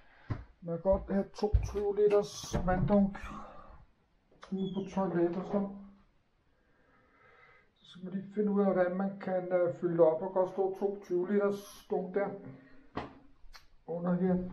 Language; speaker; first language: Danish; non-native, fluent; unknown